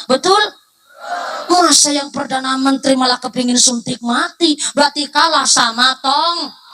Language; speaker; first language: Indonesian; non-native, local second language; Javanese